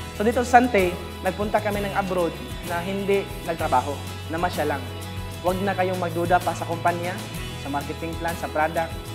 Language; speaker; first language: Filipino; non-native, local second language; Cebuano